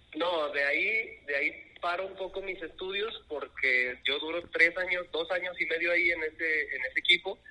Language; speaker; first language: Spanish; native; Spanish